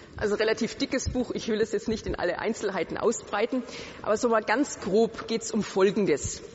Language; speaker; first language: German; native; German